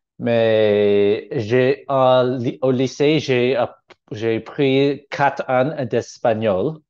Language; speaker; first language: French; non-native, learner; Cantonese